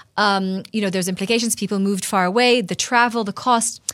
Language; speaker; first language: English; non-native, fluent; Hebrew